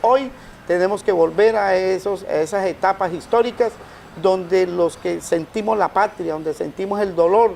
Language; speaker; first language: Spanish; native; Spanish